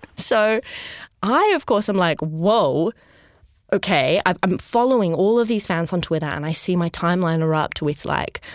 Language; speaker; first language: English; native; English